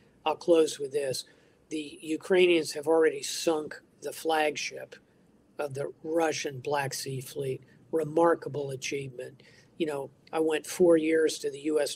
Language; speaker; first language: English; native; English